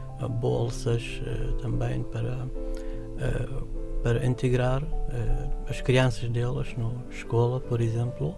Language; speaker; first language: Portuguese; non-native, fluent; Arabic